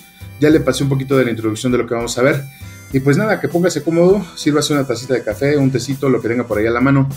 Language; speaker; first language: Spanish; native; Spanish